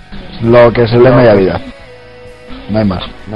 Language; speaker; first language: Spanish; native; Spanish